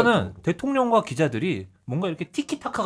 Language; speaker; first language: Korean; native; Korean